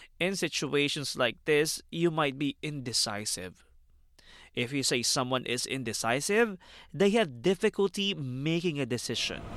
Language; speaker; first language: English; non-native, fluent; Filipino